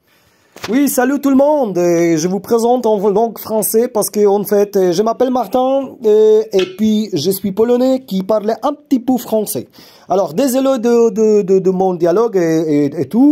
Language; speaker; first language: French; non-native, learner; Polish